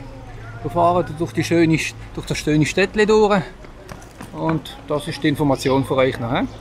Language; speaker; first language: German; native; German